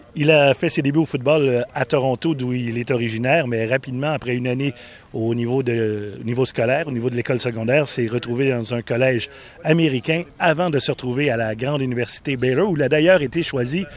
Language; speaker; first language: French; native; French